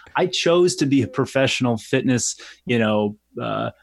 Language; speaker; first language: English; native; English